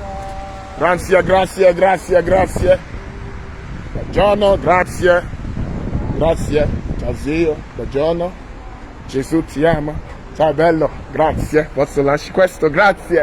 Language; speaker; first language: Italian; non-native, learner; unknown